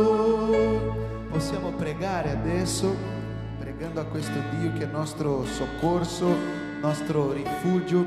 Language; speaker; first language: Italian; non-native, fluent; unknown